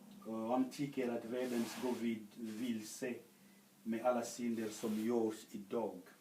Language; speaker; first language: Swedish; non-native, fluent; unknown